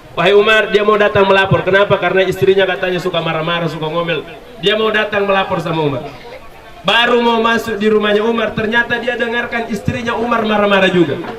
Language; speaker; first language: Indonesian; native; Indonesian